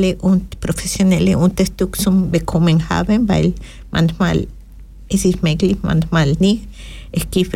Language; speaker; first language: German; non-native, fluent; Spanish